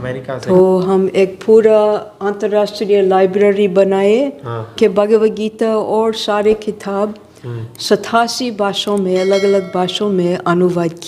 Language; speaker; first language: Hindi; non-native, fluent; English